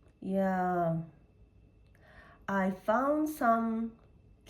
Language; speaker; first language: English; non-native, learner; Japanese